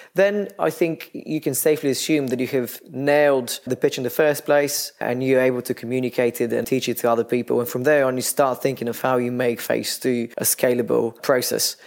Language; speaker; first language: English; non-native, fluent; Bulgarian